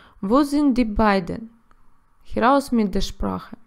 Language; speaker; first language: German; non-native, learner; Russian